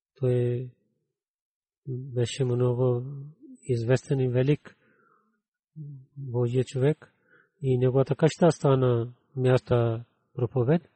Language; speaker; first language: Bulgarian; non-native, learner; Urdu